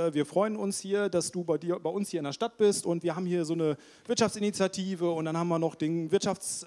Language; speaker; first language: German; native; German